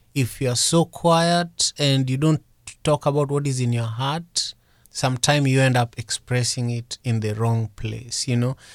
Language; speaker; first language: English; non-native, local second language; Luo (Kenya and Tanzania)